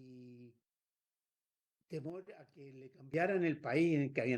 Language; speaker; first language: Spanish; native; Spanish